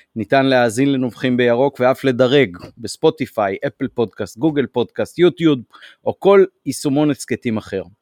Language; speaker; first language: Hebrew; native; Hebrew